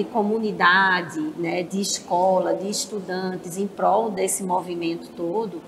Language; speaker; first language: Portuguese; native; Portuguese